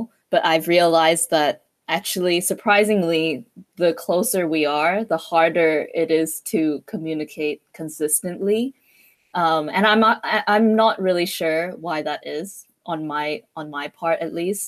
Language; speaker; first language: English; non-native, local second language; Cantonese